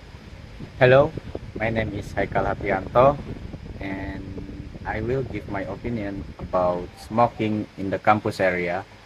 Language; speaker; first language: English; non-native, learner; Indonesian